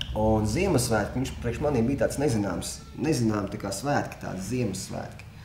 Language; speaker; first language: Latvian; non-native, local second language; Russian